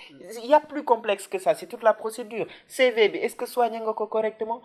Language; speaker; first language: French; non-native, local second language; Wolof